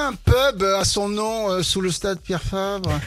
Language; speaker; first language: French; native; French